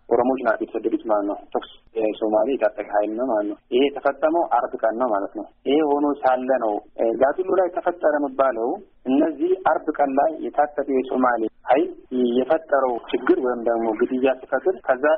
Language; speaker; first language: Amharic; non-native, local second language; Oromo